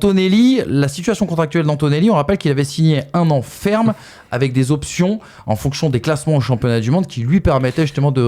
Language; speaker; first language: French; native; French